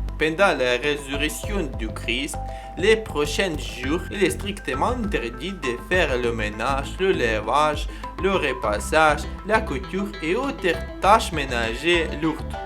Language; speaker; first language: French; non-native, learner; Ukrainian